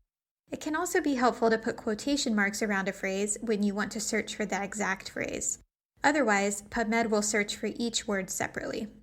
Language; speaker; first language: English; native; English